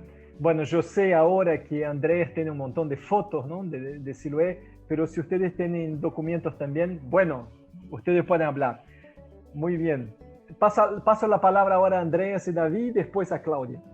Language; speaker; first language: Spanish; non-native, fluent; Portuguese